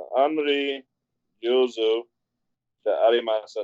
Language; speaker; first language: Japanese; non-native, learner; English